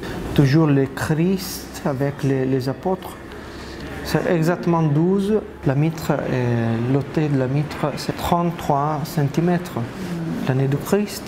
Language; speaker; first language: French; non-native, fluent; Italian